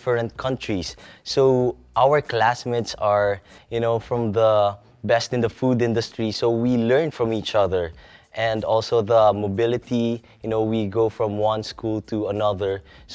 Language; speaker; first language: English; non-native, local second language; Filipino